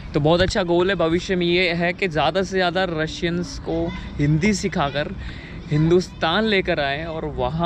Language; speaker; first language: Hindi; native; Hindi